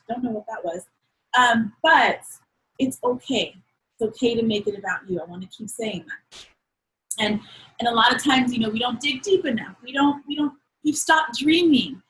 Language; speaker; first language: English; native; English